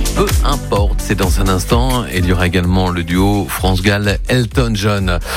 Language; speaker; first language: French; native; French